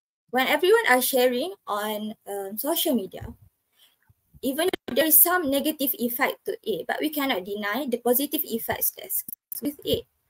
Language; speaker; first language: English; non-native, local second language; Malay